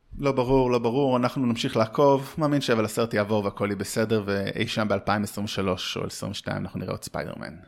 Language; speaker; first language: Hebrew; early bilingual, heritage; Hebrew